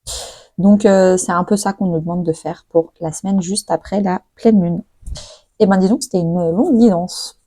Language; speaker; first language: French; native; French